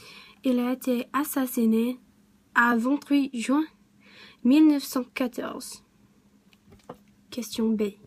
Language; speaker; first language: French; non-native, learner; English